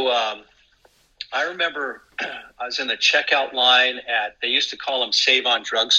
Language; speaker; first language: English; native; English